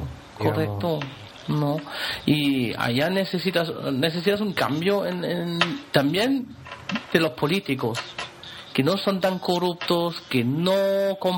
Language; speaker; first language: Spanish; non-native, fluent; German